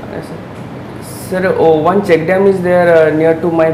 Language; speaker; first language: English; non-native, local second language; Odia